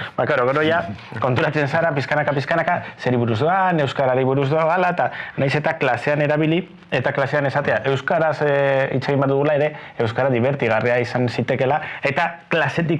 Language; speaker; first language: Basque; non-native, local second language; Spanish